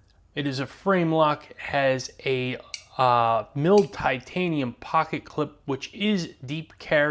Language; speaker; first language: English; native; English